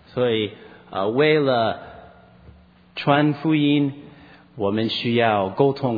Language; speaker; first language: Chinese; non-native, fluent; English